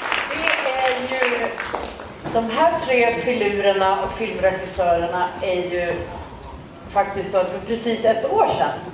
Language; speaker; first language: Swedish; native; Swedish